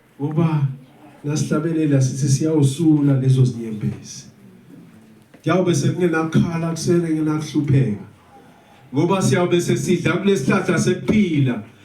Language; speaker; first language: Zulu; non-native, local second language; Swati